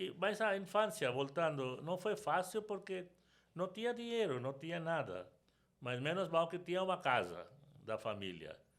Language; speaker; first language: Portuguese; non-native, fluent; Sindhi